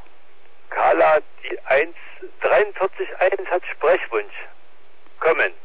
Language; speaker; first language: German; native; German